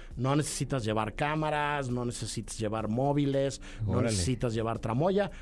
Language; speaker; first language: Spanish; native; Spanish